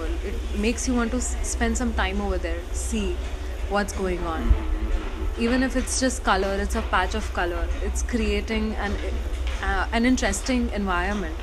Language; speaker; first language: English; non-native, local second language; Gujarati